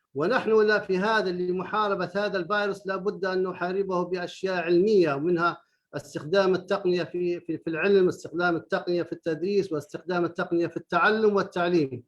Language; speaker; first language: Arabic; native; Arabic